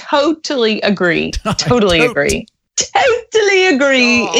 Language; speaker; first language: English; native; English